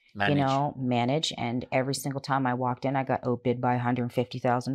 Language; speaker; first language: English; native; English